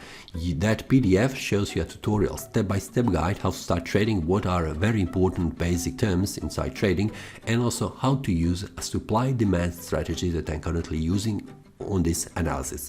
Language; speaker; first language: English; non-native, fluent; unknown